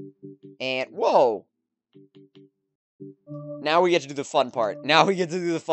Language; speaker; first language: English; native; English